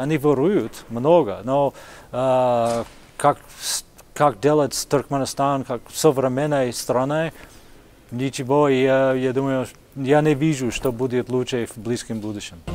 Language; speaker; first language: Russian; non-native, fluent; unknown